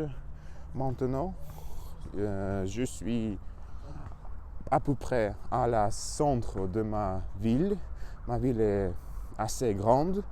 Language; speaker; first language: French; non-native, learner; Russian